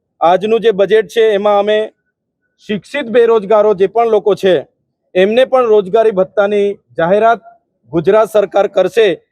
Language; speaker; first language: Gujarati; non-native, local second language; Vasavi